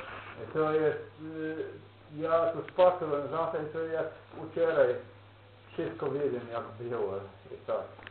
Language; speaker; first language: Polish; non-native, learner; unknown